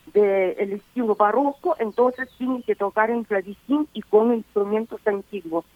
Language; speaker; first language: Spanish; non-native, fluent; Russian